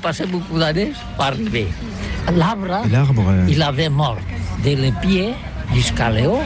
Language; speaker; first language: French; non-native, learner; Catalan